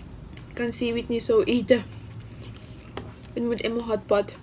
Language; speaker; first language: Dutch; non-native, local second language; Papiamento